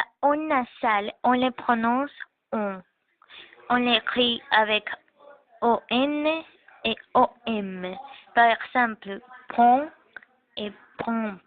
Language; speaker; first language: French; non-native, learner; Spanish